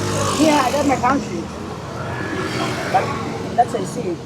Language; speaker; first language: English; non-native, local second language; Filipino